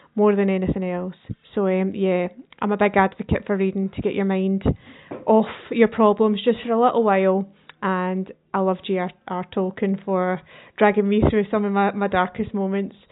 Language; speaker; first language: English; native; English